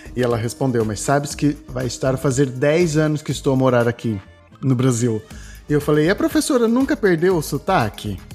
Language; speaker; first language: Portuguese; native; Portuguese